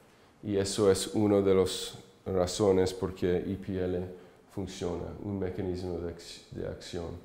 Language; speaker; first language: Spanish; early bilingual, heritage; English